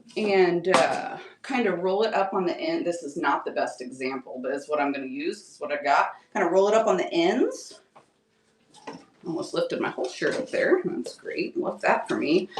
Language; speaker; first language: English; native; English